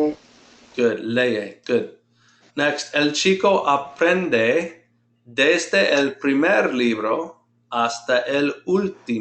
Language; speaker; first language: Spanish; non-native, fluent; English